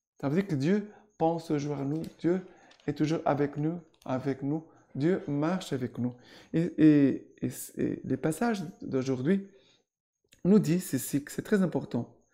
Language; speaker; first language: French; non-native, fluent; Portuguese